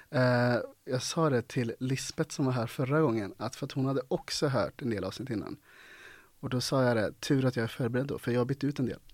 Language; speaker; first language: Swedish; native; Swedish